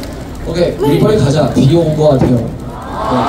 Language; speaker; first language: Korean; non-native, learner; Chinese